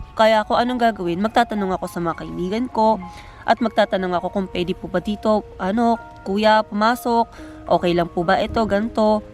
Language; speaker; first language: Filipino; early bilingual, heritage; Filipino